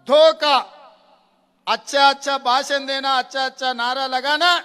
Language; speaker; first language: Hindi; non-native, local second language; Telugu